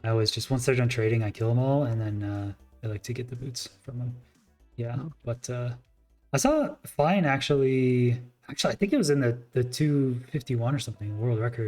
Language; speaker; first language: English; native; English